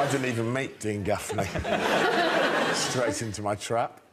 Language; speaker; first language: English; native; English